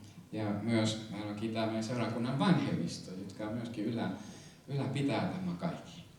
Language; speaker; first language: Finnish; non-native, fluent; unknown